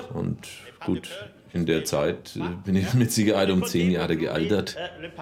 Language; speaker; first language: German; native; German